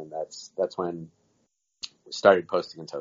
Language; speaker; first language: English; native; English